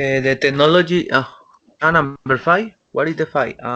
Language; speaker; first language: English; non-native, learner; Spanish